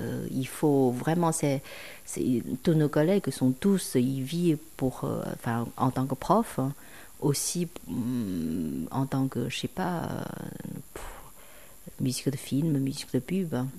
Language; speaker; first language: French; non-native, fluent; Chinese